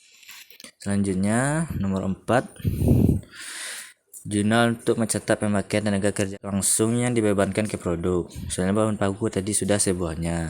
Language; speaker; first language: Indonesian; native; Indonesian